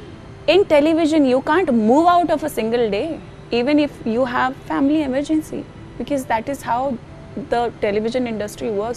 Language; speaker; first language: English; non-native, local second language; Hindi